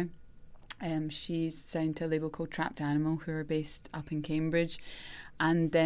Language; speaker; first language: English; native; English